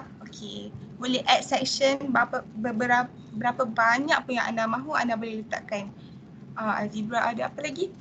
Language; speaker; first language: Malay; native; Malay